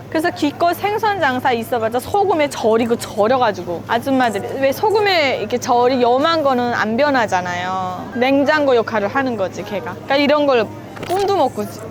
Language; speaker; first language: Korean; native; Korean